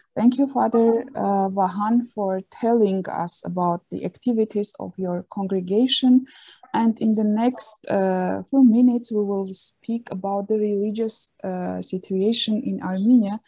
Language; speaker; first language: English; non-native, fluent; Armenian